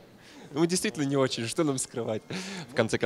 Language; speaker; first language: Russian; native; Russian